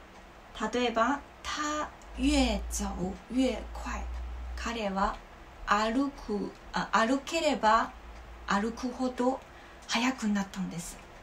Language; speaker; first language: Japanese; non-native, learner; Chinese